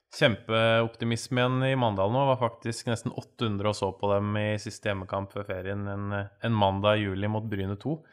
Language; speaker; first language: Norwegian; native; Norwegian